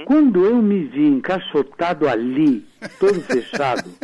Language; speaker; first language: Portuguese; early bilingual, other home language; Italian